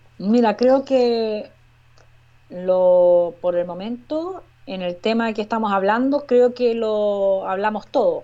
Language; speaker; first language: Spanish; native; Spanish